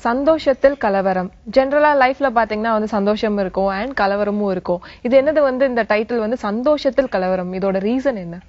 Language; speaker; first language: Tamil; native; Tamil